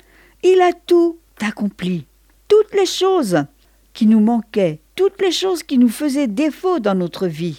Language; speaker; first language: French; native; French